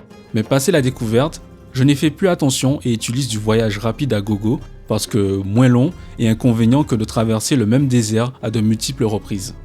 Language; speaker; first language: French; native; French